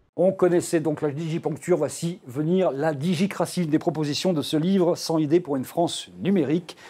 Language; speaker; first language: French; native; French